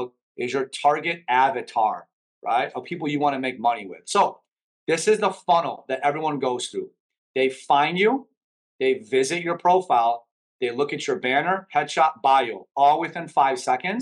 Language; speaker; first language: English; early bilingual, other home language; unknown